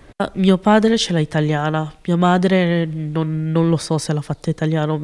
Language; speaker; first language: Italian; early bilingual, other home language; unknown